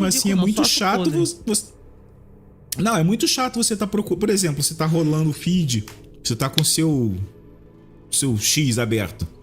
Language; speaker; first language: Portuguese; native; Portuguese